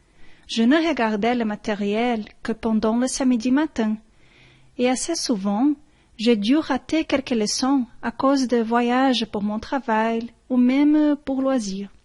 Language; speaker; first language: French; non-native, learner; Portuguese